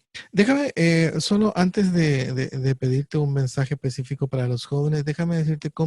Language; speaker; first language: Spanish; native; Spanish